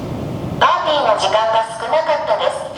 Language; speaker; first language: Japanese; non-native, learner; Bangla